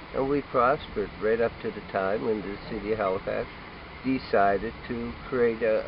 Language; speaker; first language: English; native; English